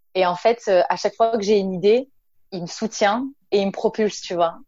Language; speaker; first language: French; native; French